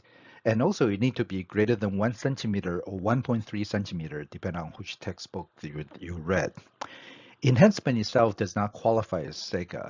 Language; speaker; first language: English; non-native, fluent; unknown